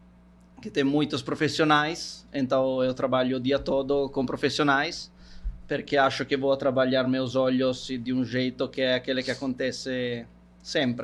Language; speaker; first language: Portuguese; non-native, fluent; Italian